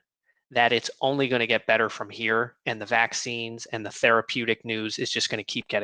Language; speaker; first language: English; native; English